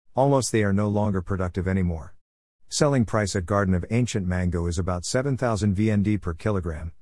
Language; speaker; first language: English; non-native, fluent; Vietnamese